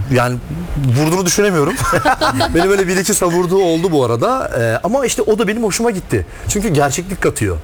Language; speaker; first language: Turkish; native; Turkish